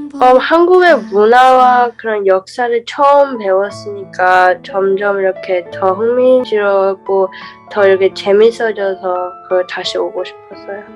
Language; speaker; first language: Korean; early bilingual, heritage; English